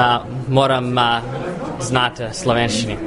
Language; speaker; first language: Slovenian; early bilingual, heritage; English